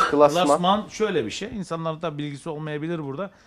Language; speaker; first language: Turkish; native; Turkish